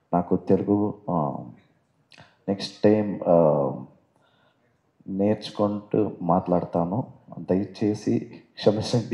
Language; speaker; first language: Telugu; non-native, learner; Kannada